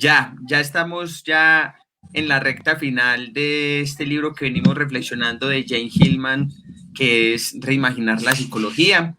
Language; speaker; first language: Spanish; native; Spanish